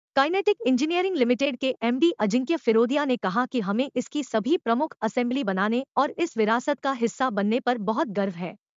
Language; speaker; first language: Hindi; native; Hindi